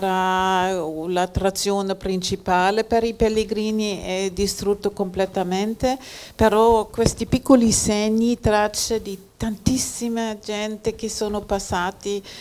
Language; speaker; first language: Italian; non-native, fluent; German